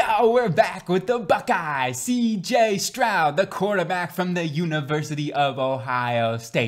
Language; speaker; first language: English; native; English